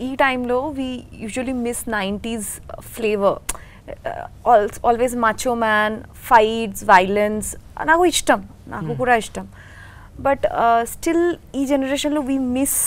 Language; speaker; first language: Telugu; non-native, learner; Bangla